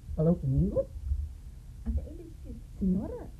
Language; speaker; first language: Portuguese; non-native, fluent; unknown